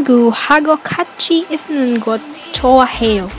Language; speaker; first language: Korean; non-native, learner; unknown